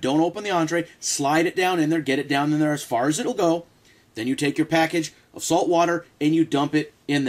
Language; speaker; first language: English; native; English